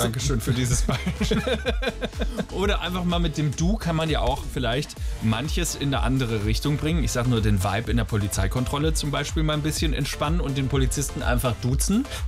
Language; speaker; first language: German; native; German